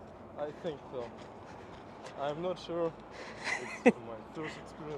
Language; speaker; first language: English; non-native, learner; Russian